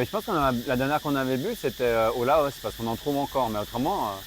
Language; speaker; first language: French; native; French